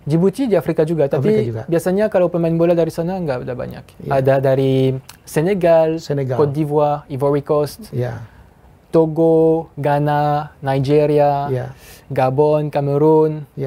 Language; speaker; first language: Indonesian; non-native, fluent; French